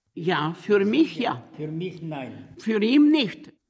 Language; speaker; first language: German; non-native, learner; Ukrainian